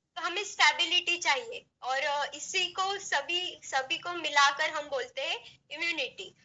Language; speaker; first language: Hindi; non-native, local second language; Marathi